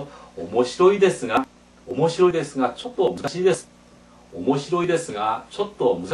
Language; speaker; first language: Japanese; non-native, fluent; Korean